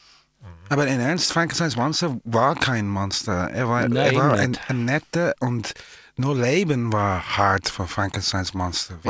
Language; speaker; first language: German; non-native, learner; English